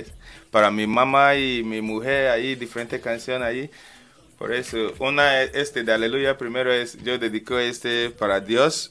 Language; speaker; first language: Spanish; non-native, learner; English